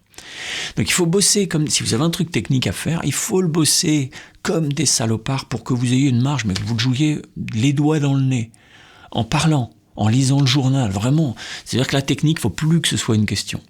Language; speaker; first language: French; native; French